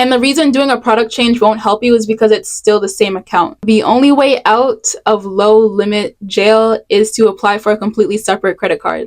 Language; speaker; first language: English; native; English